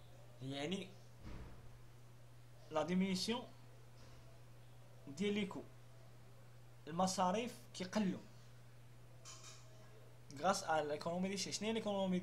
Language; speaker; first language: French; non-native, local second language; Arabic